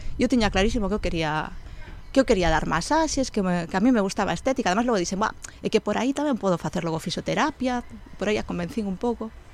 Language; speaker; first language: Galician; non-native, local second language; Spanish